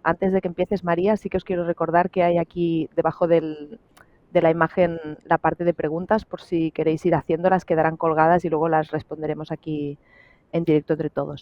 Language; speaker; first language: Spanish; native; Spanish